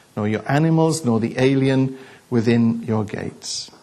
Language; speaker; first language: English; native; English